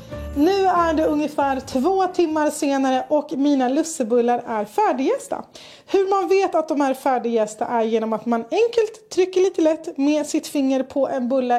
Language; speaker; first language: Swedish; native; Swedish